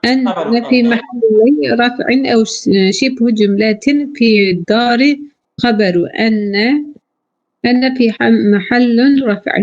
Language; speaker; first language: Arabic; non-native, learner; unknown